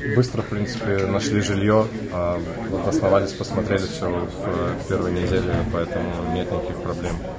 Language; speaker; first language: Russian; native; Russian